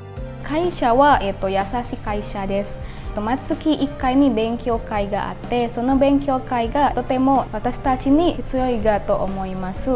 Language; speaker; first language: Japanese; non-native, fluent; Indonesian